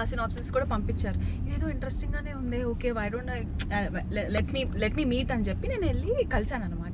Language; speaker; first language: Telugu; native; Telugu